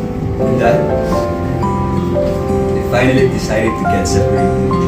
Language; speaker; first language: English; non-native, local second language; Filipino